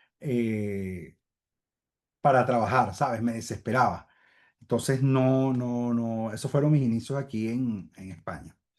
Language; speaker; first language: Spanish; native; Spanish